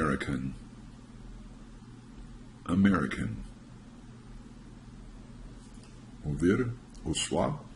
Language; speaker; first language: Portuguese; non-native, learner; English